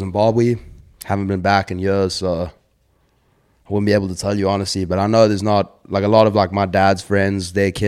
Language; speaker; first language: English; native; English